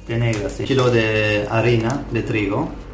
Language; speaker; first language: Spanish; non-native, fluent; Turkish